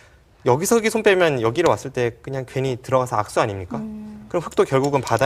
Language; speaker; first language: Korean; native; Korean